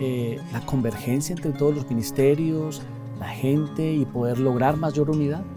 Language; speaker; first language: Spanish; native; Spanish